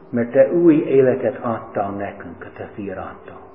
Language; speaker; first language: Hungarian; non-native, fluent; English